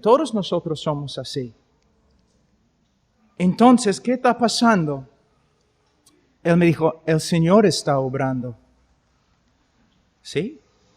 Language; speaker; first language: Spanish; non-native, fluent; English